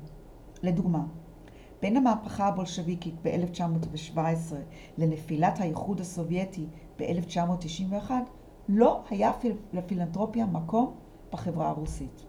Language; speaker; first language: Hebrew; native; Hebrew